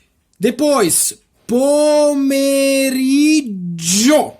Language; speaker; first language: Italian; non-native, fluent; Portuguese